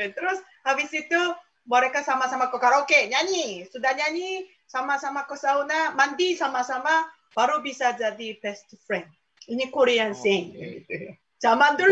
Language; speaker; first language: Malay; non-native, fluent; Korean